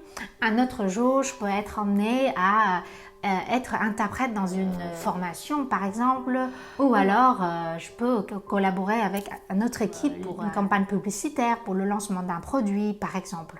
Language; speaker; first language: French; non-native, fluent; Vietnamese